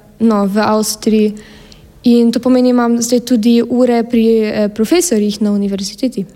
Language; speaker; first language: Slovenian; early bilingual, heritage; German